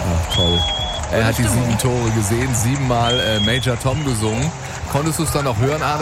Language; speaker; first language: German; native; German